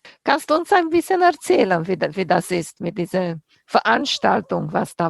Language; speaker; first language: German; non-native, fluent; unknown